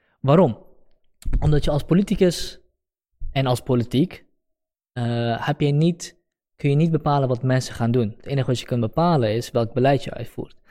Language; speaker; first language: Dutch; early bilingual, other home language; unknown